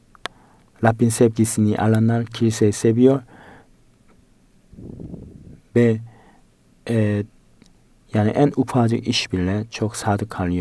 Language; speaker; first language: Turkish; non-native, fluent; Korean